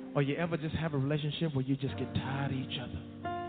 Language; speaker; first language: English; native; English